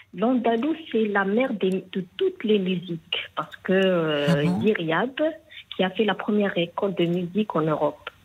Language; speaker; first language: French; non-native, local second language; Arabic